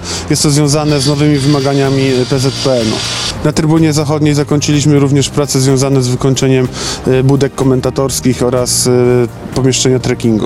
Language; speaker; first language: Polish; native; Polish